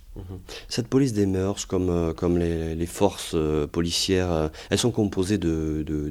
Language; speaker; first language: French; native; French